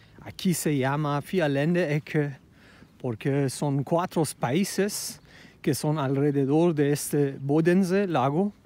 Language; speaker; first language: Spanish; non-native, fluent; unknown